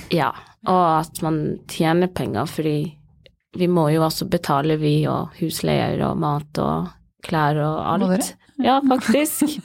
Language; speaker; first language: Norwegian; early bilingual, other home language; Somali